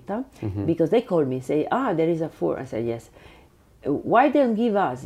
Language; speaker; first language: English; non-native, learner; Italian